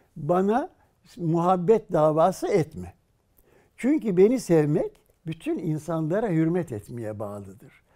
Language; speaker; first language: Turkish; native; Turkish